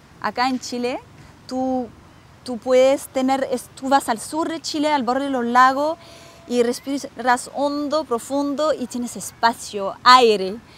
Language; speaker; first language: Spanish; non-native, fluent; French